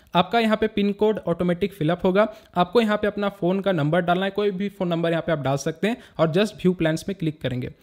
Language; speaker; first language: Hindi; native; Hindi